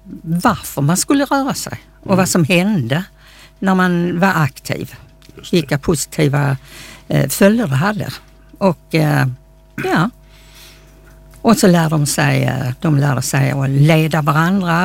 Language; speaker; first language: Swedish; native; Swedish